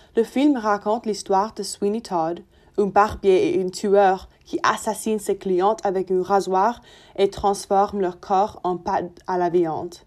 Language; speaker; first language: French; non-native, learner; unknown